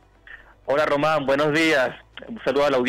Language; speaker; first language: Spanish; native; Spanish